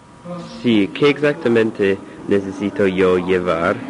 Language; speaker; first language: Spanish; non-native, learner; English